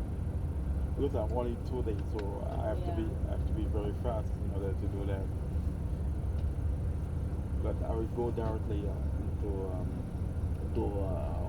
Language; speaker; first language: English; non-native, learner; French